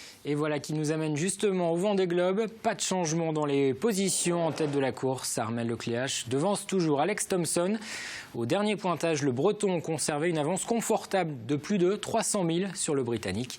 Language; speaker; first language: French; native; French